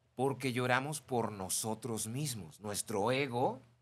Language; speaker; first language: Spanish; native; Spanish